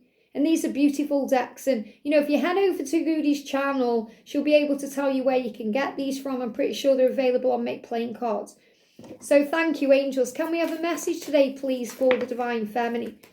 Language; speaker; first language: English; native; English